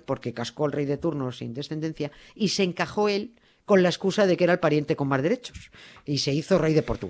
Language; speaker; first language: Spanish; native; Spanish